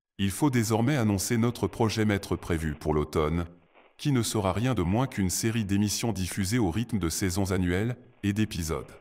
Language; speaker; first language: French; native; French